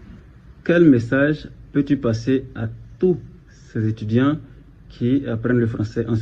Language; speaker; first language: French; non-native, local second language; Baoulé